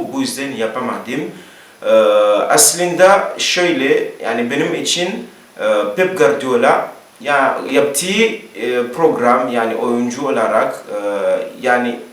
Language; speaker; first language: Turkish; non-native, learner; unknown